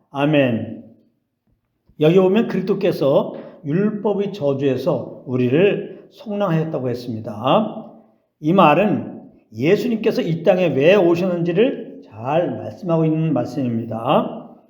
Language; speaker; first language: Korean; native; Korean